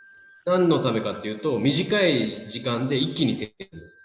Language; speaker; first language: Japanese; native; Japanese